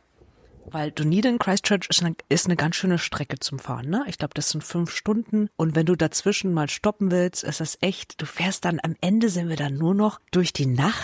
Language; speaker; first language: German; native; German